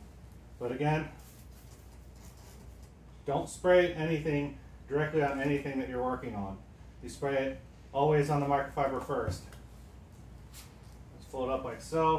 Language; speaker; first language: English; native; English